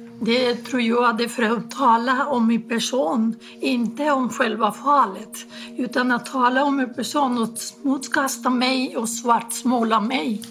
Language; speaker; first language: Swedish; non-native, fluent; Spanish